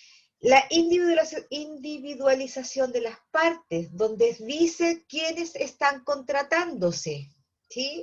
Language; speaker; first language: Spanish; native; Spanish